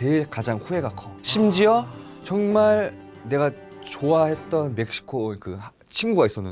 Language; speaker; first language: Korean; native; Korean